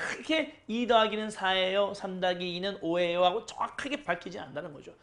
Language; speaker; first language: Korean; native; Korean